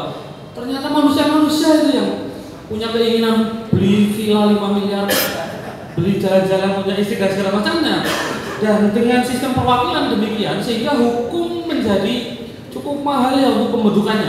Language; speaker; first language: Indonesian; native; Indonesian